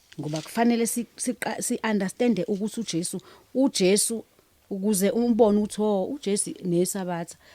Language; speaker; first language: Zulu; native; Zulu